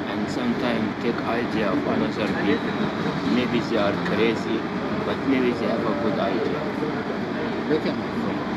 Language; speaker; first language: English; non-native, learner; Arabic